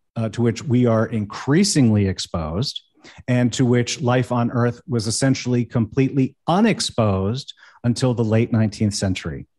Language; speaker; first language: English; native; English